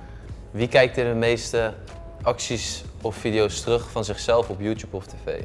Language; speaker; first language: Dutch; native; Dutch